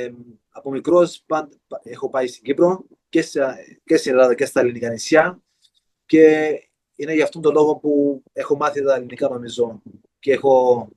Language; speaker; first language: Greek; early bilingual, heritage; Greek